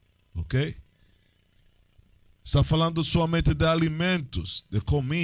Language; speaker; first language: Portuguese; non-native, learner; Spanish